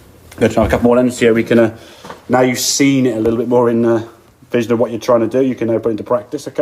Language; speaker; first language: English; native; English